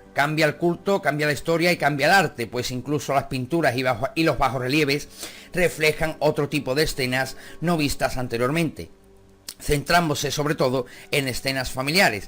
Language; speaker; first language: Spanish; native; Spanish